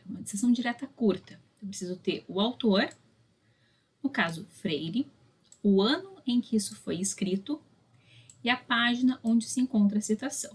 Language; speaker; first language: Portuguese; native; Portuguese